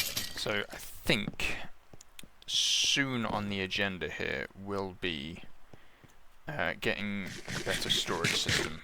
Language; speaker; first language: English; native; English